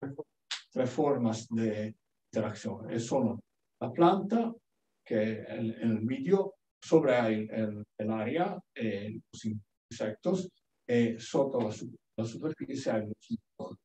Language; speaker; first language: Spanish; non-native, learner; Italian